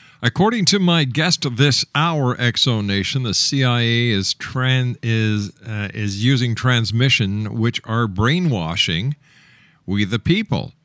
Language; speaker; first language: English; native; English